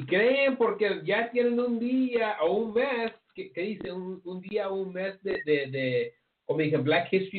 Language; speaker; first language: Spanish; early bilingual, heritage; Spanish